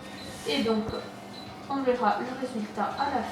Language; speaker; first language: French; native; French